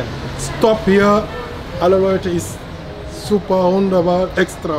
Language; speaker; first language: German; non-native, learner; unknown